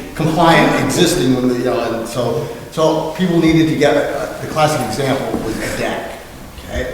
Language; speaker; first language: English; native; English